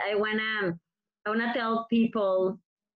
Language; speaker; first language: English; non-native, fluent; Spanish